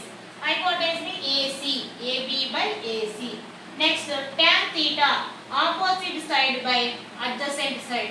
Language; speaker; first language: English; non-native, local second language; Telugu